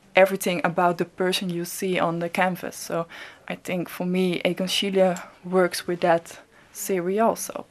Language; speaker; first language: English; non-native, fluent; Dutch